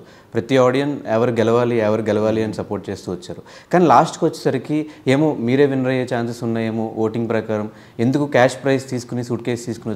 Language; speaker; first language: Telugu; native; Telugu